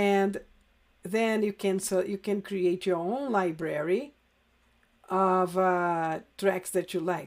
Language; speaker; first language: English; native; English